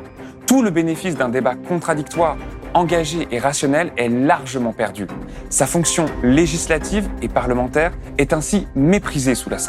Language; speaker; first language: French; native; French